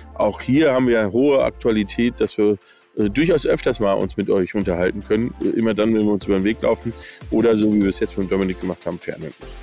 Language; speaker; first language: German; early bilingual, other home language; English